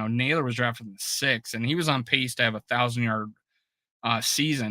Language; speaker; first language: English; native; English